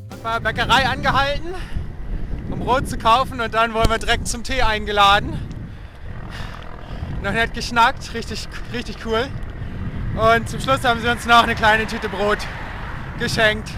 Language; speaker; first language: German; native; German